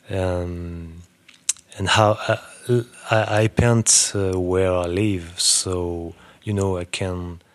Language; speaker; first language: English; non-native, learner; French